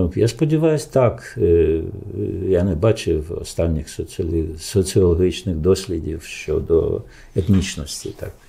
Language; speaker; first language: Ukrainian; non-native, local second language; Romanian